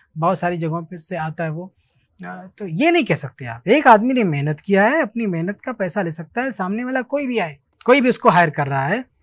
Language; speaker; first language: Hindi; native; Hindi